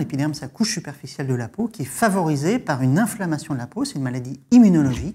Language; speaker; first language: French; native; French